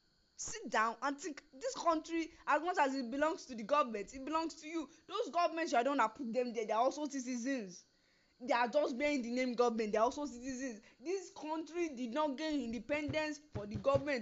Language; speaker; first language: English; non-native, local second language; Yoruba